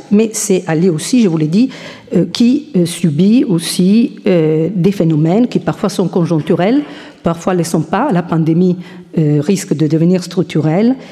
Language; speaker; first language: French; non-native, fluent; Italian